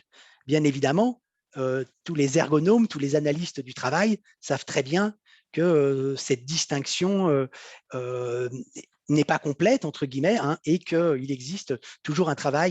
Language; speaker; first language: French; native; French